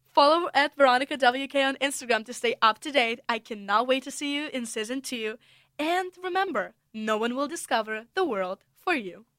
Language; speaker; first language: English; non-native, fluent; Russian